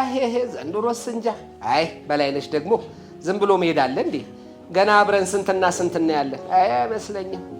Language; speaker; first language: Amharic; native; Amharic